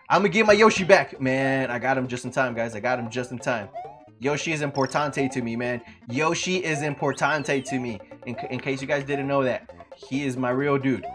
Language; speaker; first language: English; early bilingual, other home language; Spanish